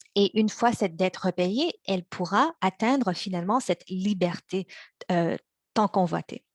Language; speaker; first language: French; early bilingual, other home language; Chinese